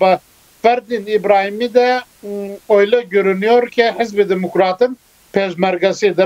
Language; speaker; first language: Turkish; non-native, fluent; Kurdish